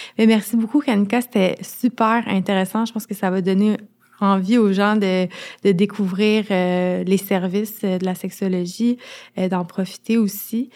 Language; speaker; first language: French; native; French